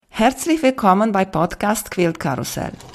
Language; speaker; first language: German; non-native, fluent; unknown